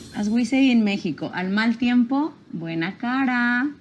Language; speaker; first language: English; native; English